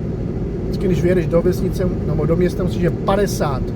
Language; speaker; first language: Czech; non-native, fluent; English